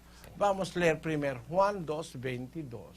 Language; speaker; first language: Spanish; non-native, fluent; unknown